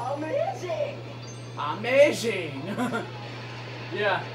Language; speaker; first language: English; native; English